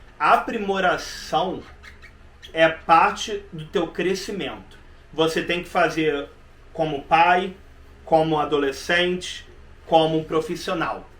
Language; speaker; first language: Portuguese; native; Portuguese